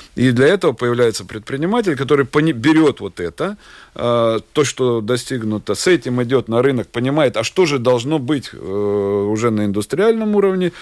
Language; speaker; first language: Russian; native; Russian